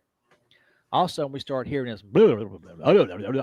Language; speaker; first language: English; native; English